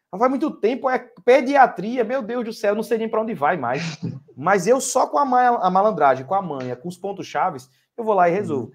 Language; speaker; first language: Portuguese; native; Portuguese